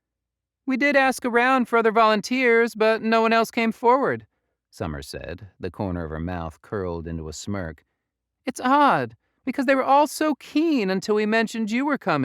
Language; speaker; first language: English; native; English